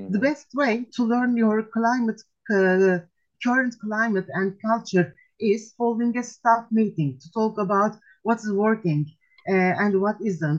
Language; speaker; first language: English; non-native, fluent; Turkish